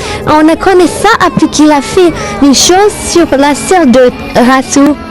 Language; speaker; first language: French; non-native, learner; Arabic